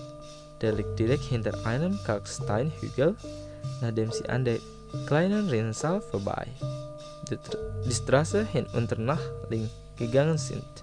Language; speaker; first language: German; non-native, fluent; Indonesian